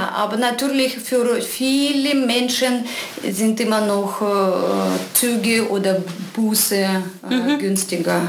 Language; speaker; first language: German; non-native, fluent; Russian